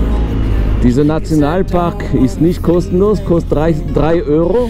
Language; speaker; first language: German; non-native, fluent; French